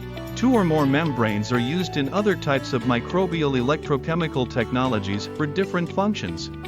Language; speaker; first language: English; non-native, fluent; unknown